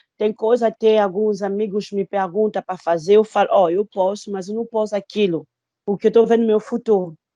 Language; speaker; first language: Portuguese; non-native, fluent; Lingala